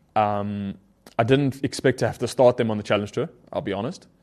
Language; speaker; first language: English; native; English